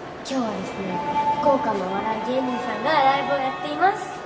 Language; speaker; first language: Japanese; native; Japanese